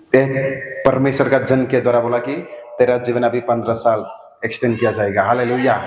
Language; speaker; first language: Hindi; non-native, local second language; Assamese